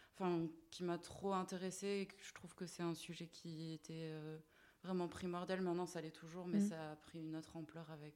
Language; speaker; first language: French; native; French